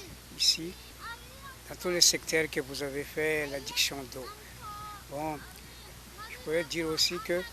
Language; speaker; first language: French; non-native, local second language; Malagasy